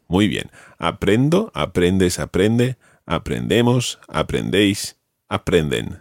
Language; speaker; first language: Spanish; non-native, fluent; English